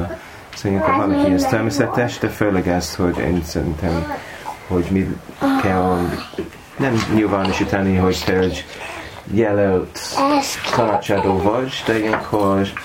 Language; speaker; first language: Hungarian; non-native, learner; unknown